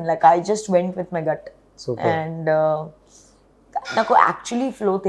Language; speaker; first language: Telugu; non-native, learner; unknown